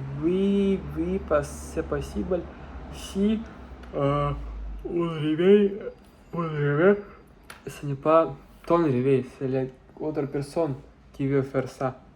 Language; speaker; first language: French; non-native, learner; Russian